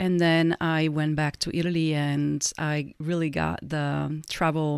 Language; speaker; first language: English; non-native, fluent; Italian